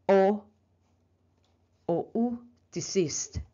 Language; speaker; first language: Danish; non-native, learner; Filipino